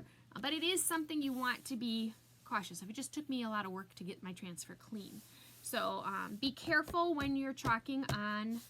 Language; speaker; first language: English; native; English